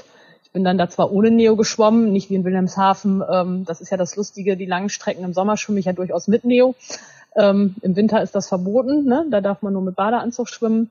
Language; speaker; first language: German; native; German